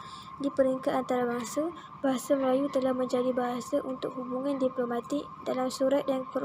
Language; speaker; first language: Malay; native; Malay